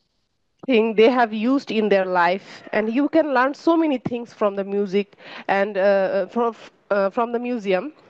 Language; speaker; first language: English; non-native, learner; Bangla